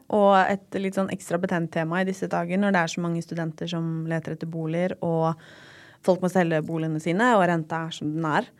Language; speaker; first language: Norwegian; native; Norwegian